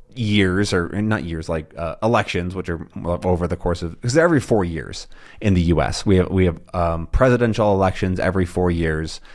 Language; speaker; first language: English; native; English